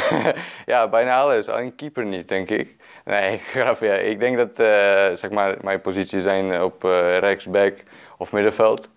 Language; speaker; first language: Dutch; non-native, fluent; Czech